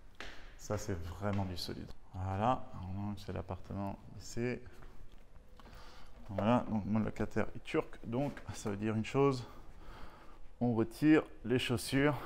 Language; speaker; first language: French; native; French